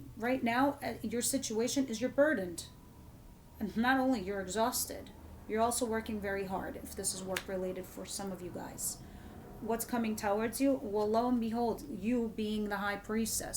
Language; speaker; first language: English; native; English